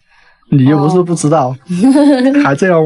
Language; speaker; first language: Chinese; non-native, fluent; Vietnamese